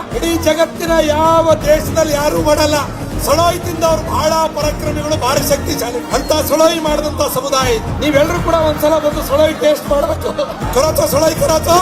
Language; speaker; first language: Kannada; non-native, local second language; Lambadi